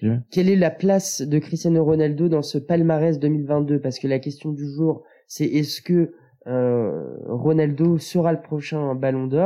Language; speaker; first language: French; native; French